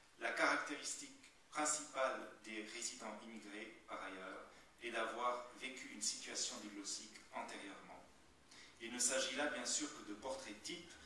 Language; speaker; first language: French; native; French